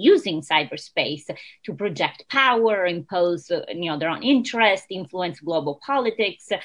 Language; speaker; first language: English; non-native, fluent; Italian